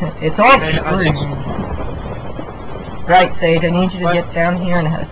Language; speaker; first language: English; native; English